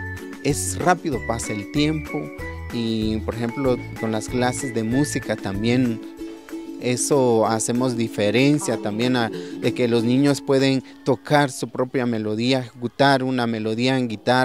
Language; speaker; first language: Spanish; non-native, local second language; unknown